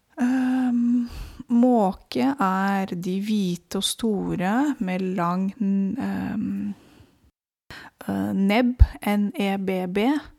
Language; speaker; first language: Norwegian; non-native, fluent; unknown